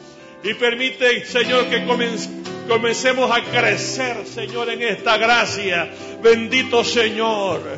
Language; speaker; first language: Spanish; native; Spanish